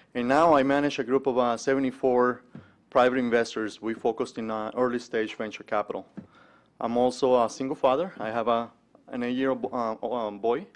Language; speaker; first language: English; early bilingual, other home language; Spanish